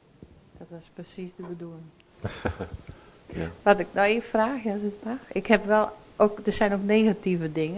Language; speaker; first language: Dutch; native; Dutch